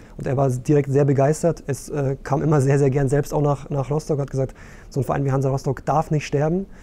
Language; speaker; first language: German; early bilingual, other home language; Romanian